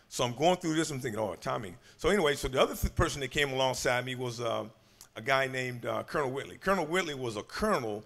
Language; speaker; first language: English; native; English